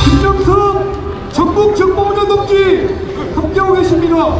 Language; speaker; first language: Korean; native; Korean